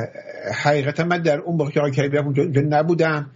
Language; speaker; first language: Persian; native; Persian